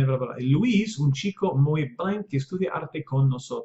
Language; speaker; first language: Spanish; non-native, fluent; English